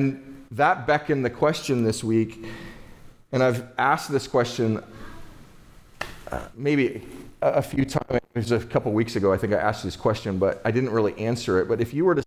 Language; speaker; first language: English; native; English